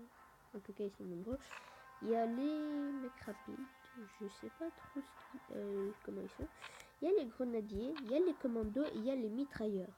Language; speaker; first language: French; native; French